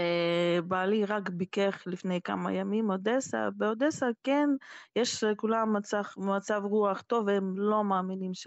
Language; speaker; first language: Hebrew; non-native, fluent; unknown